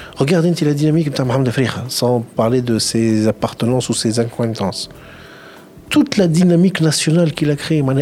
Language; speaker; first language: French; non-native, local second language; Arabic